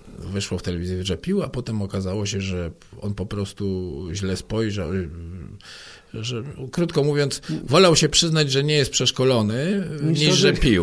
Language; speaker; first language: Polish; native; Polish